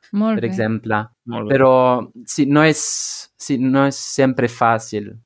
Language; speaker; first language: Catalan; non-native, learner; Dutch